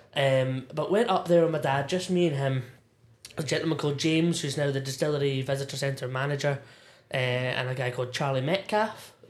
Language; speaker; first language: English; native; English